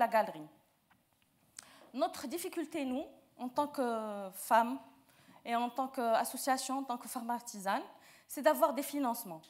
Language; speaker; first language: French; non-native, local second language; Arabic